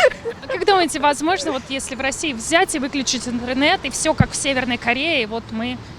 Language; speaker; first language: Russian; native; Russian